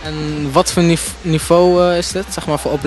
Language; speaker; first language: Dutch; native; Dutch